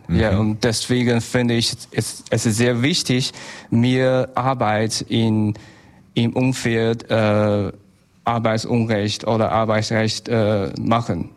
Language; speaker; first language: German; non-native, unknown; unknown